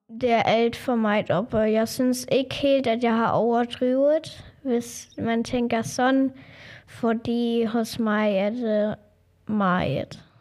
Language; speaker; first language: Danish; non-native, local second language; German